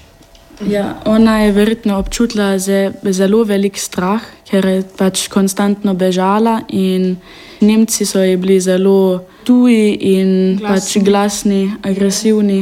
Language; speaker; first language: Slovenian; native; Slovenian